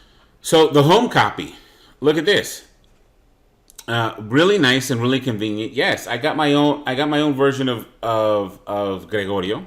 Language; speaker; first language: English; native; English